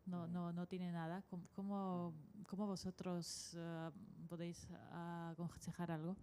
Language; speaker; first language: Spanish; non-native, fluent; Russian